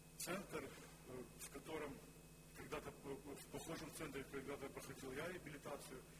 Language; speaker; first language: Russian; non-native, local second language; Lithuanian